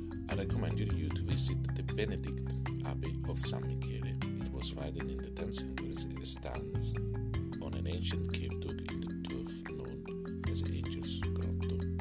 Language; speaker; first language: English; non-native, fluent; Italian